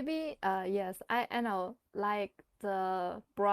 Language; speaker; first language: English; non-native, learner; Chinese